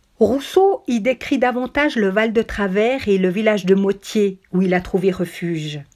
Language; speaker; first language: French; native; French